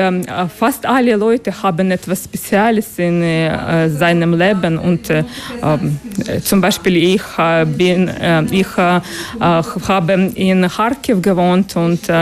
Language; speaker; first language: German; non-native, learner; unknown